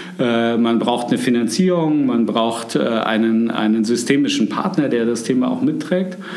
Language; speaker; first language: German; native; German